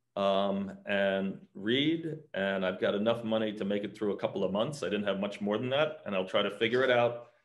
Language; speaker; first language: English; native; English